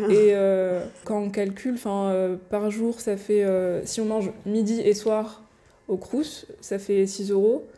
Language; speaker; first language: French; non-native, local second language; Arabic